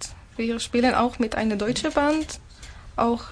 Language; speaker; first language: German; non-native, fluent; Arabic